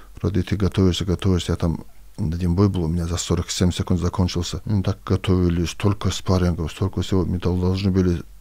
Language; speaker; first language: Russian; non-native, local second language; Avaric